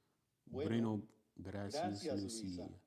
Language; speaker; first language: Spanish; non-native, learner; English